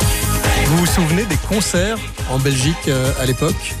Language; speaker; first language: French; native; French